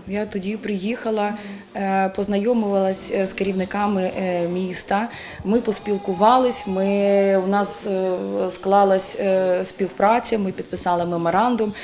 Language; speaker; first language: Ukrainian; non-native, local second language; Russian